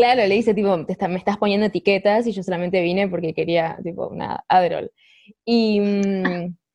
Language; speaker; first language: Spanish; native; Spanish